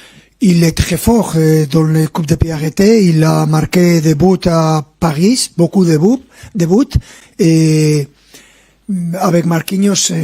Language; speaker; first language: French; non-native, fluent; Spanish